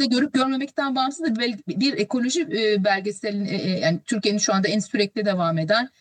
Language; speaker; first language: Turkish; native; Turkish